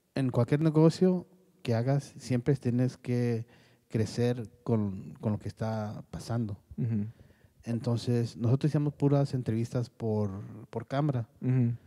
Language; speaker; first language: Spanish; early bilingual, heritage; Spanish